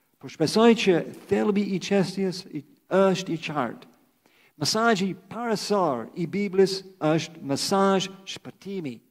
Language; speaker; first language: Albanian; non-native, fluent; English